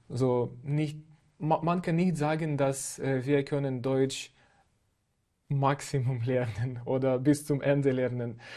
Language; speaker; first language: German; non-native, fluent; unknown